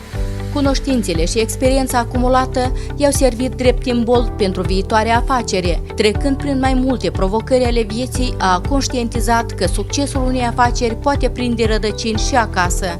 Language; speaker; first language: Romanian; native; Romanian